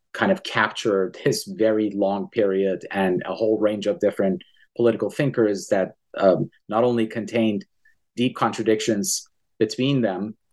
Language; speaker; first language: English; early bilingual, other home language; Persian